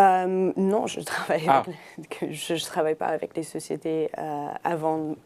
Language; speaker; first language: French; non-native, fluent; English